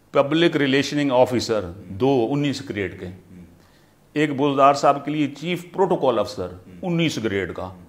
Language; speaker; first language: Urdu; native; Urdu